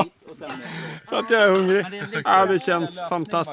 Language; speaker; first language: Swedish; native; Swedish